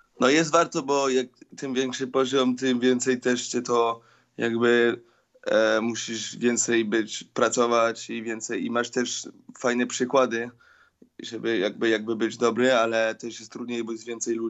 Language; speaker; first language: Polish; early bilingual, heritage; Polish